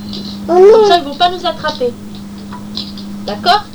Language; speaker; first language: French; native; French